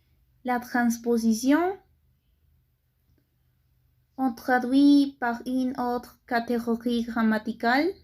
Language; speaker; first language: French; non-native, learner; Spanish